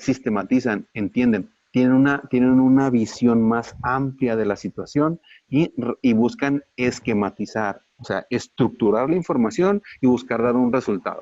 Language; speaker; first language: Spanish; native; Spanish